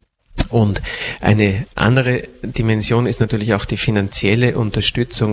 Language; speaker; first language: German; native; German